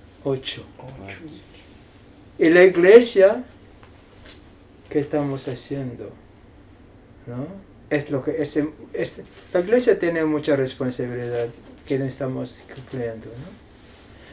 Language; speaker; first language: Spanish; non-native, fluent; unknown